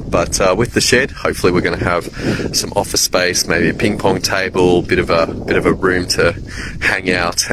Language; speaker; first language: English; native; English